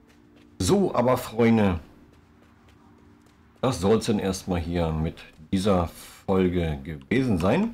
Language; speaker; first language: German; native; German